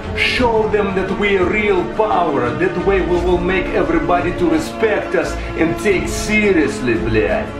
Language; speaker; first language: English; non-native, fluent; Russian